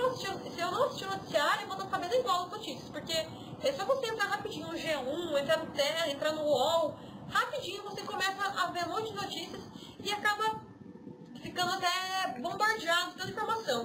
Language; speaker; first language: Portuguese; native; Portuguese